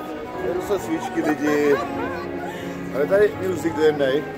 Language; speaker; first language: Czech; native; Czech